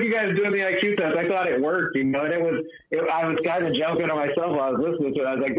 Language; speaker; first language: English; native; English